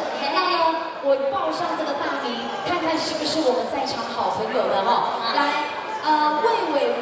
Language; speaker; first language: Chinese; native; Chinese